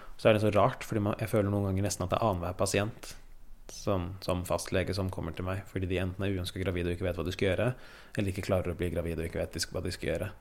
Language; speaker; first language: Norwegian; early bilingual, other home language; Persian